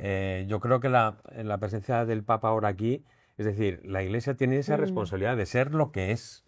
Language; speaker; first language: Spanish; native; Spanish